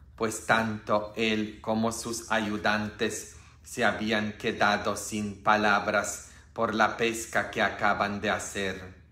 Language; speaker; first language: Spanish; non-native, fluent; Polish